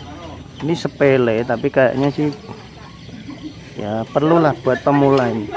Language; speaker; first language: Indonesian; native; Indonesian